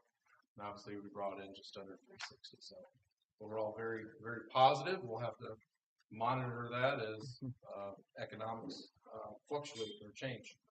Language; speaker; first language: English; native; English